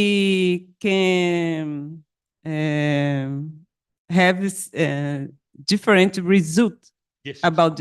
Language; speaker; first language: English; non-native, learner; Portuguese